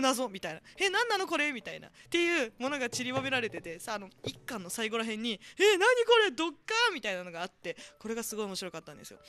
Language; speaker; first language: Japanese; native; Japanese